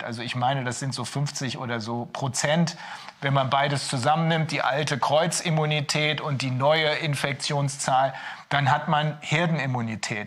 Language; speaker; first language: German; native; German